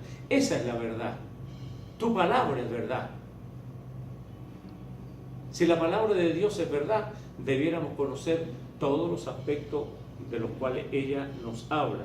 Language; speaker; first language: Spanish; native; Spanish